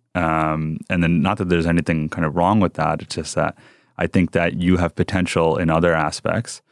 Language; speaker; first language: English; early bilingual, other home language; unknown